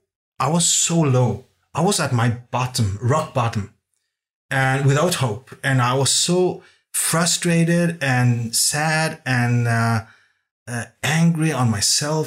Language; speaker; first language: English; non-native, fluent; Norwegian